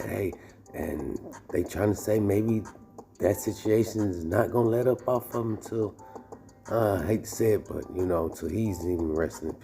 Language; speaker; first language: English; native; English